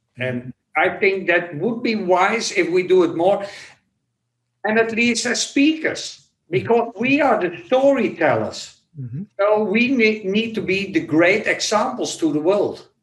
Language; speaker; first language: English; non-native, fluent; Dutch